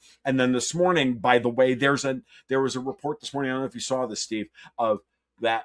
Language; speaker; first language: English; native; English